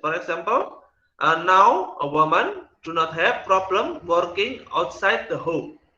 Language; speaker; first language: English; non-native, learner; Indonesian